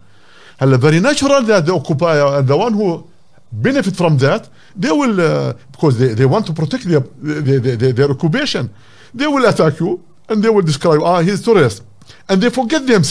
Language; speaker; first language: English; non-native, learner; Arabic